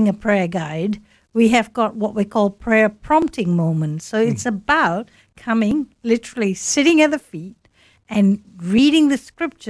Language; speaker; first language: English; non-native, local second language; Malayalam